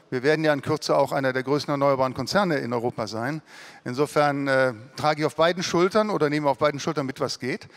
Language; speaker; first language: German; native; German